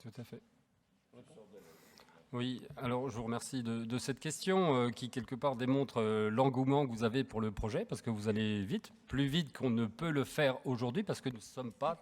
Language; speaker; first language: French; native; French